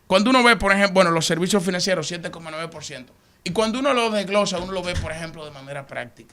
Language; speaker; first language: Spanish; native; Spanish